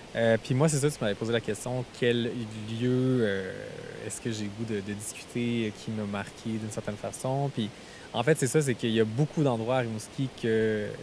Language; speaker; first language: French; native; French